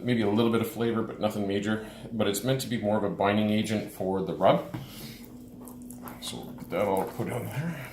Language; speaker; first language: English; native; English